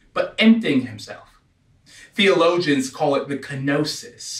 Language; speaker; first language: English; native; English